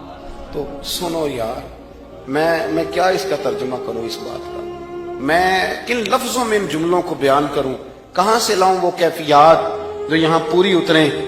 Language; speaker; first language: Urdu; non-native, local second language; Punjabi